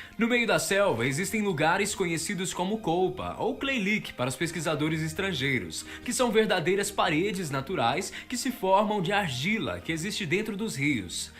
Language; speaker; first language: Portuguese; native; Portuguese